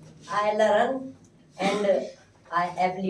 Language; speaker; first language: English; non-native, learner; Hindi